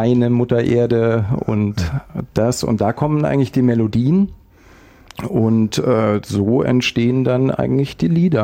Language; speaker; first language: German; native; German